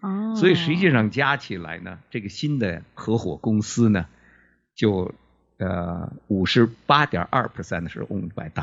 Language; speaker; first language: Chinese; native; Chinese